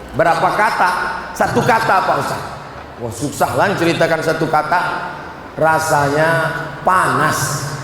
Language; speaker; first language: Indonesian; native; Indonesian